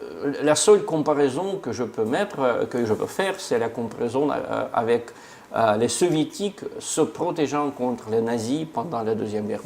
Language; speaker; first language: French; non-native, fluent; Russian